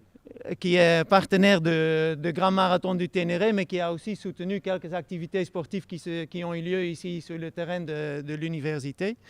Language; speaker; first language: French; non-native, fluent; Dutch